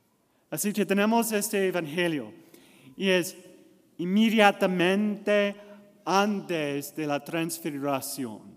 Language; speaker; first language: Spanish; non-native, learner; English